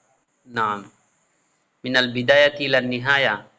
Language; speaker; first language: Arabic; non-native, fluent; Bangla